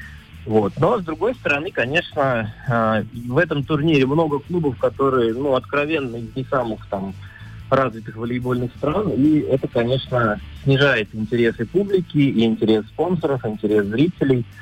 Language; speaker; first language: Russian; native; Russian